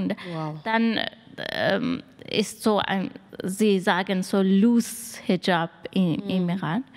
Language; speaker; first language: German; non-native, learner; Persian